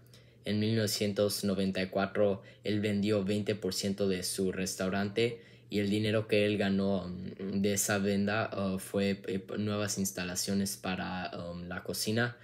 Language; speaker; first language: Spanish; non-native, learner; English